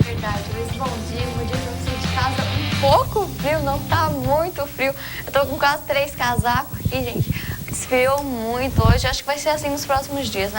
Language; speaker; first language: Portuguese; native; Portuguese